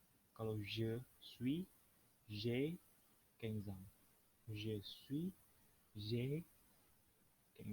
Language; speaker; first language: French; non-native, fluent; Indonesian